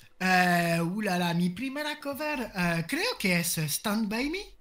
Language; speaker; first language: Spanish; non-native, learner; French